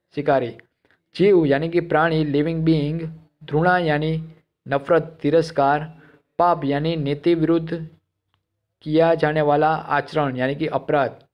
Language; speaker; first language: Hindi; non-native, local second language; Gujarati